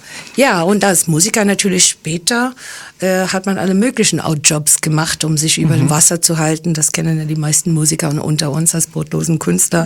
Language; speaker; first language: German; non-native, fluent; English